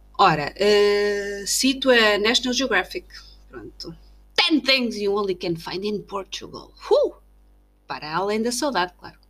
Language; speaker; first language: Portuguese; native; Portuguese